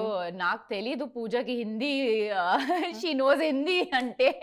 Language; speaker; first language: Telugu; non-native, learner; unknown